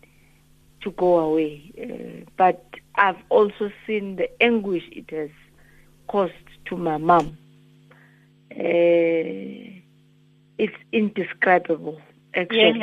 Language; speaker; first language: English; non-native, local second language; Zulu